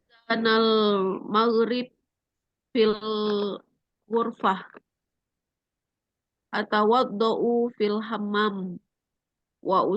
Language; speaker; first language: Arabic; non-native, learner; Indonesian